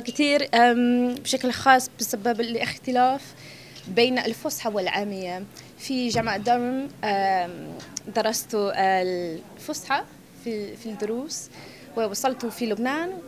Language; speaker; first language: Arabic; non-native, fluent; English